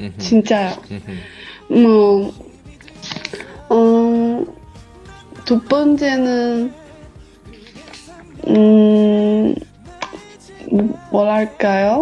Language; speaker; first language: Korean; non-native, learner; Chinese